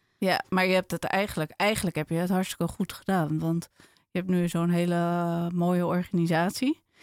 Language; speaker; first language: Dutch; native; Dutch